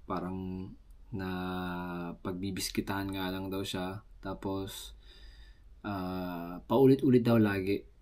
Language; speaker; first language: Filipino; native; Filipino